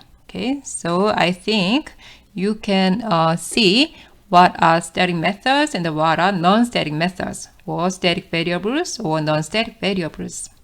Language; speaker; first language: English; non-native, fluent; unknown